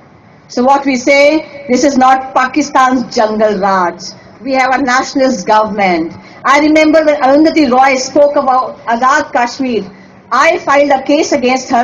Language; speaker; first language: English; non-native, local second language; Hindi